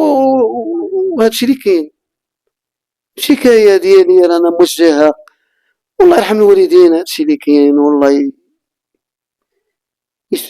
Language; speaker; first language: Arabic; native; Arabic